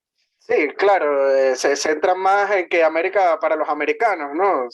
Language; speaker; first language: Spanish; native; Spanish